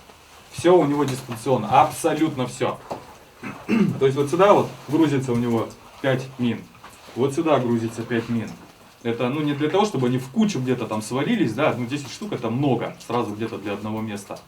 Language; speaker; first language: Russian; native; Russian